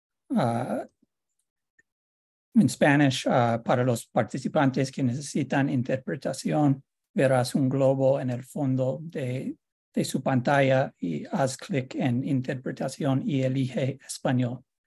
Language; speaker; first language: Spanish; non-native, learner; English